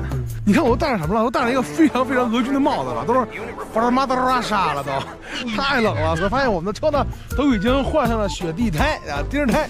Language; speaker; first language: Chinese; native; Chinese